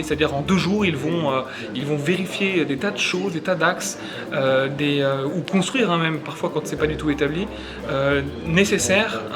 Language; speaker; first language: French; native; French